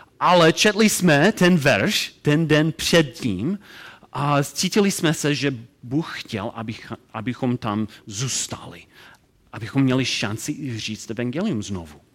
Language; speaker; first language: Czech; non-native, learner; English